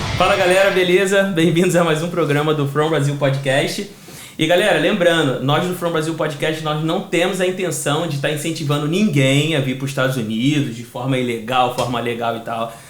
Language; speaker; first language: Portuguese; native; Portuguese